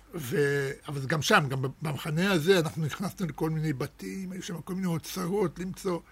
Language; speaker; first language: Hebrew; early bilingual, other home language; Russian